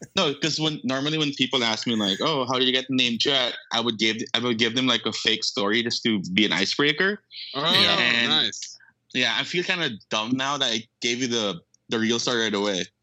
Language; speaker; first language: English; non-native, local second language; Filipino